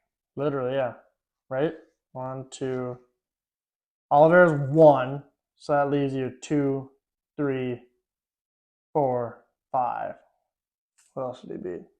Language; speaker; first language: English; native; English